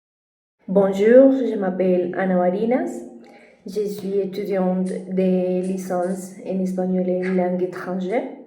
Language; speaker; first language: French; non-native, fluent; Spanish